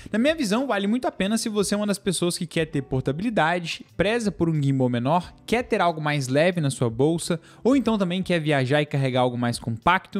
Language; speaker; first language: Portuguese; native; Portuguese